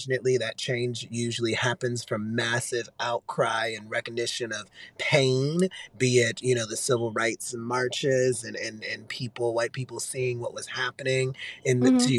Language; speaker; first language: English; native; English